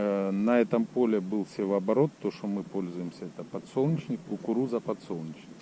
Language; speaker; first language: Russian; native; Russian